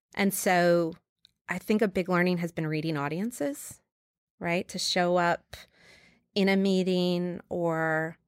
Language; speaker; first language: English; native; English